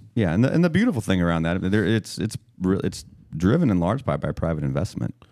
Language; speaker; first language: English; native; English